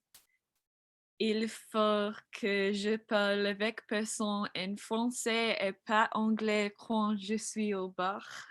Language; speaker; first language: French; non-native, learner; English